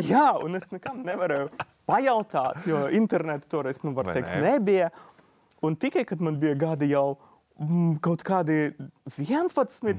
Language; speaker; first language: Latvian; non-native, local second language; Russian